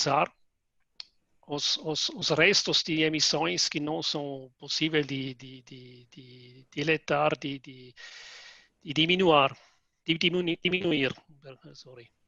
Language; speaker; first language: Portuguese; non-native, fluent; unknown